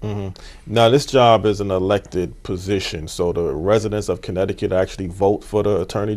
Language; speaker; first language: English; native; English